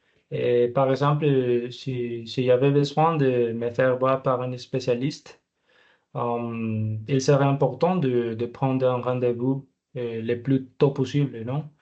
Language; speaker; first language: French; non-native, learner; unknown